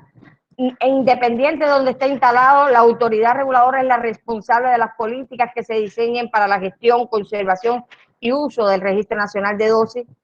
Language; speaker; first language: Spanish; native; Spanish